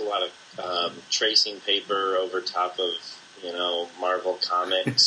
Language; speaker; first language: English; native; English